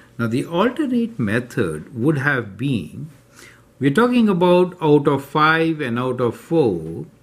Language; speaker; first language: English; non-native, local second language; Hindi